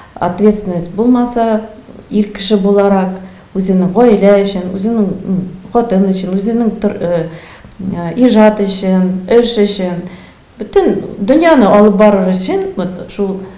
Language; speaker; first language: Tatar; native; Tatar